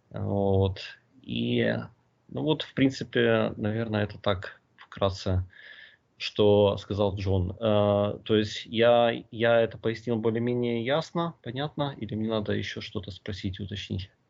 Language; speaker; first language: Russian; native; Russian